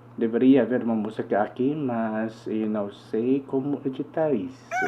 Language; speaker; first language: Portuguese; non-native, learner; Filipino